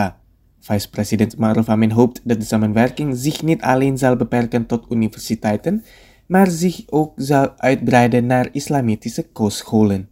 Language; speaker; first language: Dutch; non-native, fluent; Indonesian